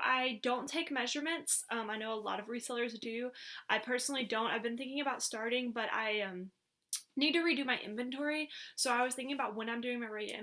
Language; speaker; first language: English; native; English